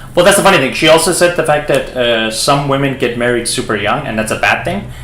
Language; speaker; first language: English; early bilingual, other home language; Persian